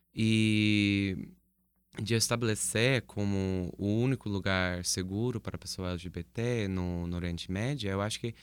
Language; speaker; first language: Portuguese; non-native, fluent; English